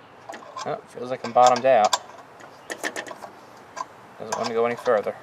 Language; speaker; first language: English; native; English